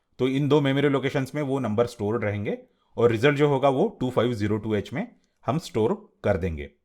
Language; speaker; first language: Hindi; non-native, local second language; Marathi